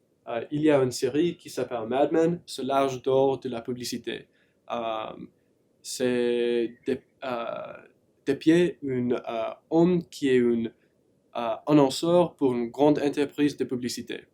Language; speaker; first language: French; non-native, learner; English